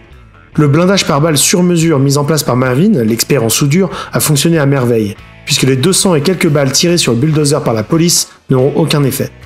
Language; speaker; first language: French; native; French